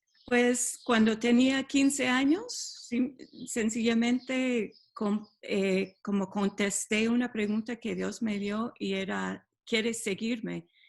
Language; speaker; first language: Spanish; non-native, fluent; English